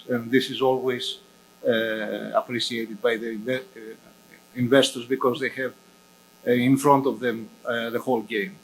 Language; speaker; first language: English; non-native, fluent; Greek